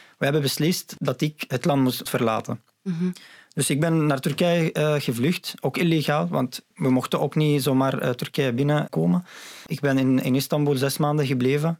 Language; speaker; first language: Dutch; non-native, fluent; Arabic